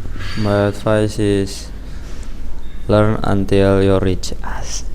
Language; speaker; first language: English; non-native, learner; Indonesian